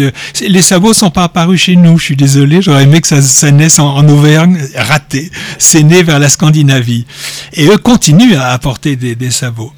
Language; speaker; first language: French; native; French